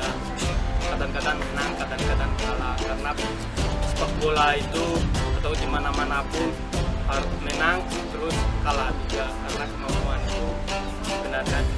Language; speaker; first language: Indonesian; non-native, learner; Malagasy